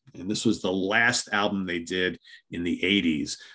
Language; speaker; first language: English; native; English